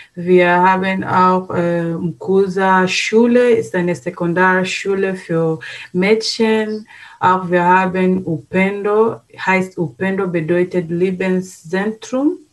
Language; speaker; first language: German; non-native, learner; Swahili